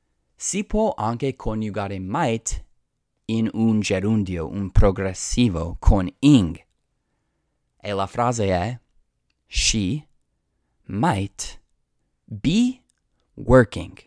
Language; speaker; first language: Italian; non-native, fluent; English